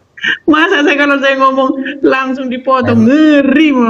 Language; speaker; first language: Indonesian; native; Indonesian